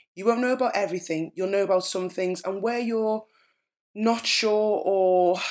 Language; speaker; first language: English; native; English